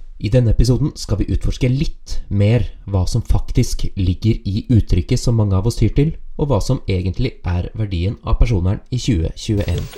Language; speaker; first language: Norwegian; native; Norwegian